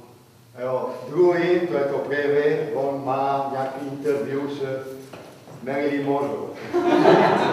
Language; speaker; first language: Czech; non-native, learner; Italian